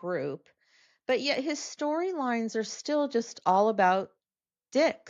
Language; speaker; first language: English; native; English